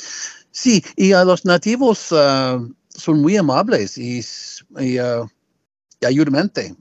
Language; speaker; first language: Spanish; non-native, learner; English